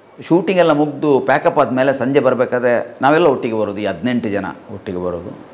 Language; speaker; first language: Kannada; non-native, local second language; Malayalam